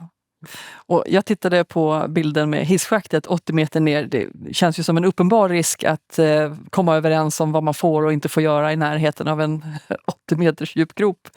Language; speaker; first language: Swedish; native; Swedish